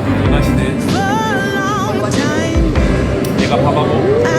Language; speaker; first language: Korean; native; Korean